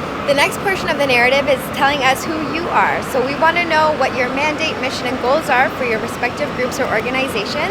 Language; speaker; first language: English; native; English